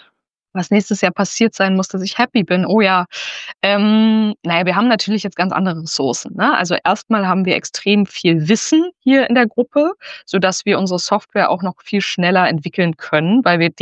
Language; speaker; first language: German; native; German